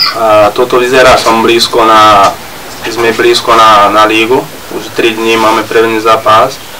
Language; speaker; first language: Slovak; non-native, learner; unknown